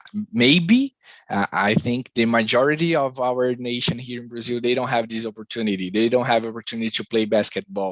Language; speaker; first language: English; non-native, learner; Portuguese